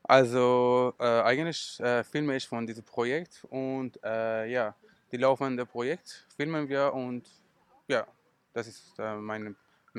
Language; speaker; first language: German; non-native, learner; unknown